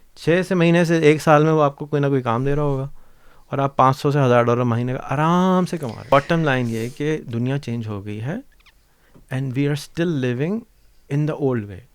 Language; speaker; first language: Urdu; native; Urdu